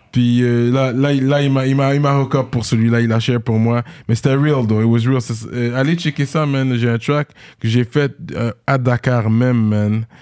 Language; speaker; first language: French; native; French